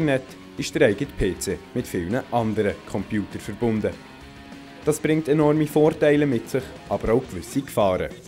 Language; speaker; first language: German; native; German